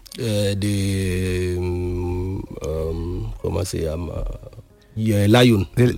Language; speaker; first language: Spanish; non-native, learner; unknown